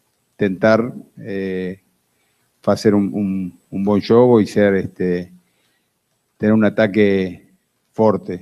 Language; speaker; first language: Spanish; non-native, fluent; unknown